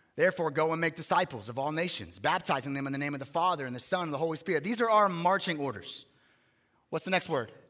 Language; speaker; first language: English; native; English